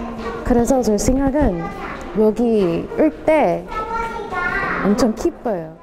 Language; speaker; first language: Korean; non-native, learner; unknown